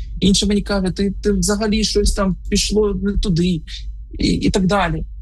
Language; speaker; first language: Ukrainian; native; Ukrainian